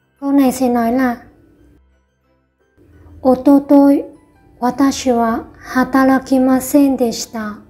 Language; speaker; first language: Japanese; non-native, fluent; Vietnamese